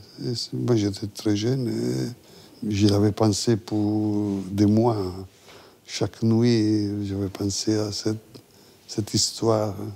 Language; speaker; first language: French; non-native, fluent; Italian